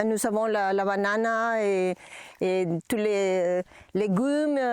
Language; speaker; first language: French; non-native, learner; Spanish